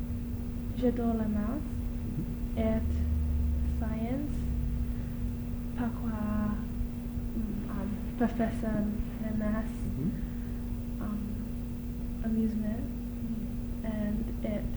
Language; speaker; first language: French; non-native, learner; English